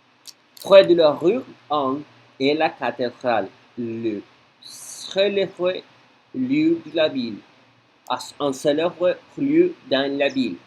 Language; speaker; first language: French; non-native, learner; Spanish